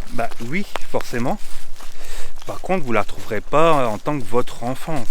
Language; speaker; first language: French; native; French